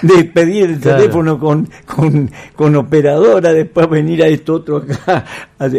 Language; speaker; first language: Spanish; native; Spanish